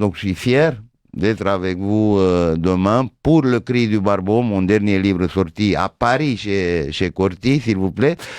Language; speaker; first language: French; non-native, fluent; Romanian